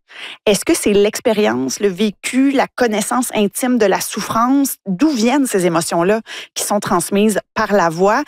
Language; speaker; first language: French; native; French